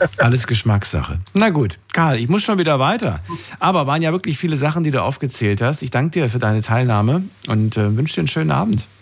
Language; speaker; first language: German; native; German